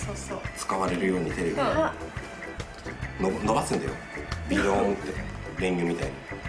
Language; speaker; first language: Japanese; native; Japanese